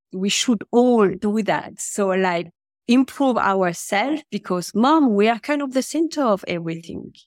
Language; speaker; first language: English; non-native, fluent; French